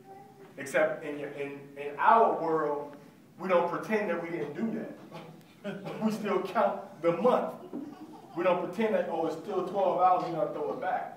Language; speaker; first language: English; native; English